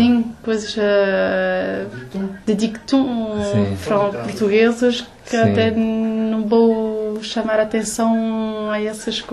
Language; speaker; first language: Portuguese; early bilingual, heritage; Portuguese